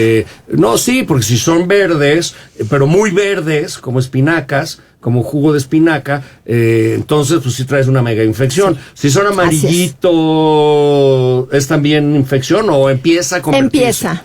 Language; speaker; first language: Spanish; native; Spanish